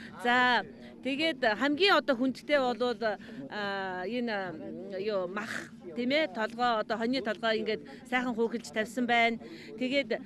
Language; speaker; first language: Mongolian; non-native, local second language; Kazakh